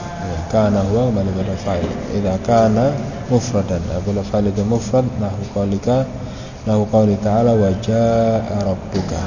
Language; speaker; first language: Arabic; non-native, fluent; Indonesian